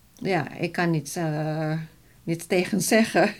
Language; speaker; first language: Dutch; non-native, fluent; Filipino